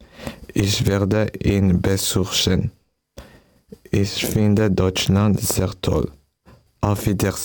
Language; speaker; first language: German; non-native, learner; French